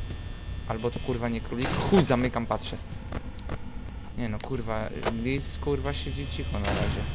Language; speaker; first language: Polish; native; Polish